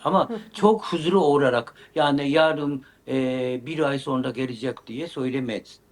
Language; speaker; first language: Turkish; non-native, learner; Japanese